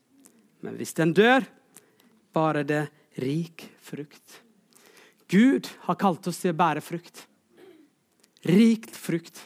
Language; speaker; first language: Norwegian; non-native, fluent; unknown